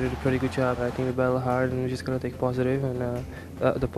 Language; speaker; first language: English; non-native, fluent; Czech